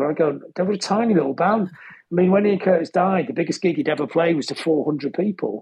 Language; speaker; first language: English; native; English